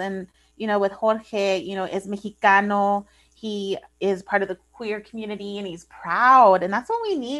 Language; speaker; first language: English; early bilingual, other home language; Spanish